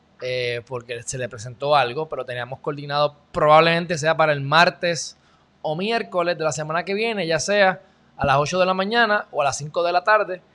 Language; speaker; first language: Spanish; native; Spanish